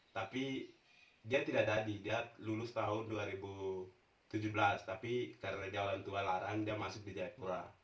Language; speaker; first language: Indonesian; non-native, local second language; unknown